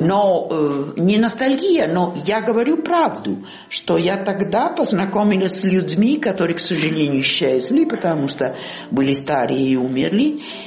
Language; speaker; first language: Russian; non-native, fluent; Italian